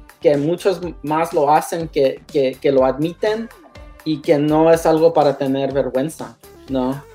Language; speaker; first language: Spanish; non-native, learner; English